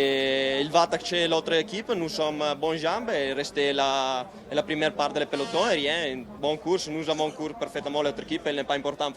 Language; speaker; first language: French; non-native, learner; Italian